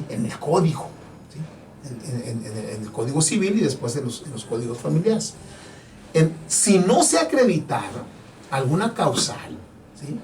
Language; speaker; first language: Spanish; native; Spanish